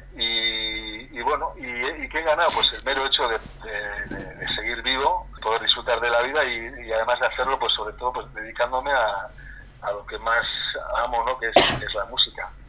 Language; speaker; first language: Spanish; native; Spanish